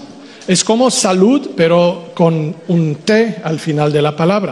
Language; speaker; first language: Spanish; non-native, fluent; Romanian